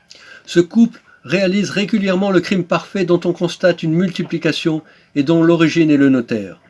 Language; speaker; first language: French; native; French